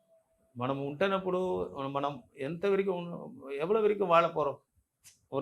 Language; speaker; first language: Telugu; non-native, learner; Tamil